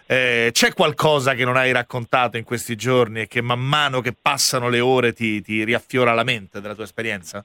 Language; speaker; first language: Italian; native; Italian